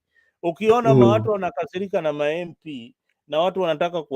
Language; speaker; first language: Swahili; non-native, local second language; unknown